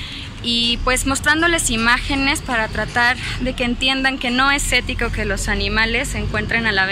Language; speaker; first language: Spanish; native; Spanish